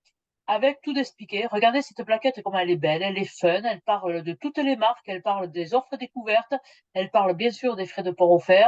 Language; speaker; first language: French; native; French